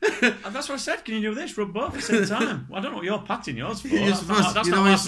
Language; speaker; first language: English; native; English